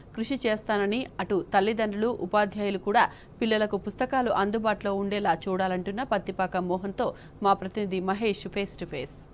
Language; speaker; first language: Telugu; native; Telugu